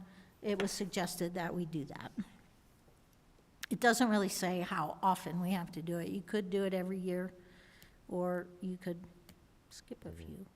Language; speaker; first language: English; native; English